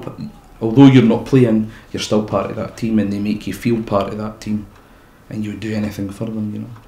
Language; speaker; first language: English; native; English